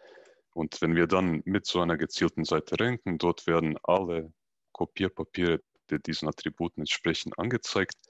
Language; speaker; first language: German; native; German